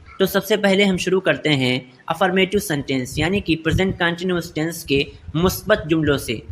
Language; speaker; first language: Urdu; native; Urdu